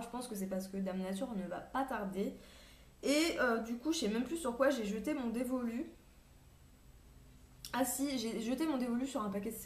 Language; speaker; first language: French; native; French